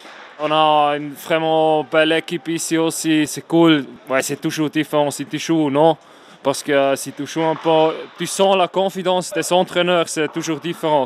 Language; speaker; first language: French; non-native, learner; Swiss German